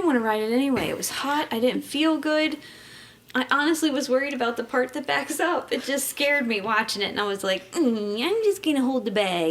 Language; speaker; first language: English; native; English